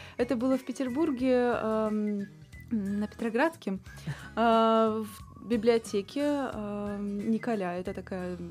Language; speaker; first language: Russian; early bilingual, heritage; Russian